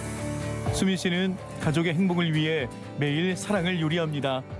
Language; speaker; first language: Korean; native; Korean